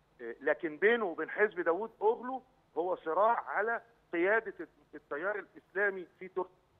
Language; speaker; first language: Arabic; native; Arabic